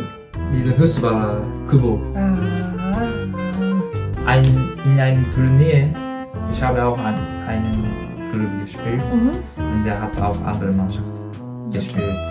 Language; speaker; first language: German; non-native, learner; Japanese